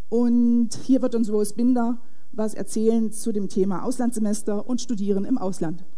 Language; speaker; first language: German; native; German